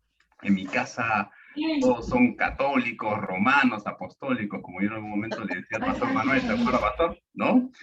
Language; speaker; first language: Spanish; native; Spanish